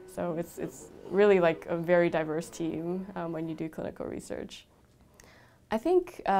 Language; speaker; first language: English; native; English